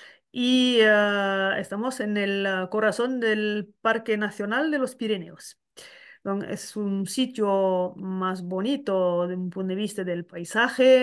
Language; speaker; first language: Spanish; non-native, learner; French